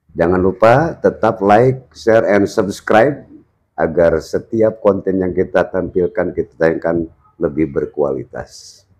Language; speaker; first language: Indonesian; native; Indonesian